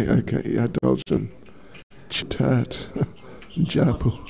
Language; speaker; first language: Russian; non-native, learner; English